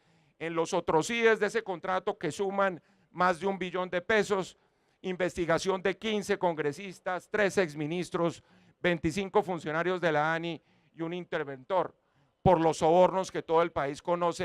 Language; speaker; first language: Spanish; native; Spanish